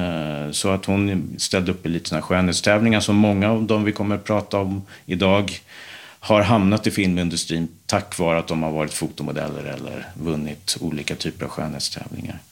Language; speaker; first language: Swedish; native; Swedish